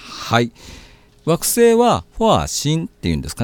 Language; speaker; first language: Japanese; native; Japanese